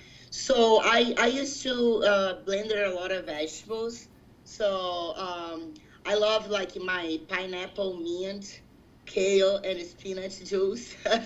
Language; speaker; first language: English; non-native, fluent; Portuguese